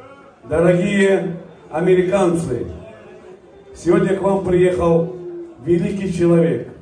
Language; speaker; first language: Russian; non-native, local second language; Tajik